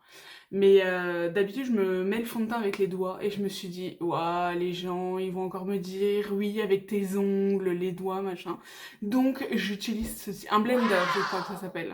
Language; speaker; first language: French; native; French